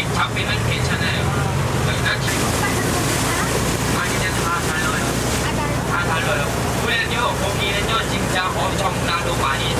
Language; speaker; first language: Korean; non-native, learner; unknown